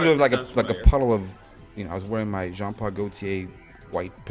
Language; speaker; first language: English; native; English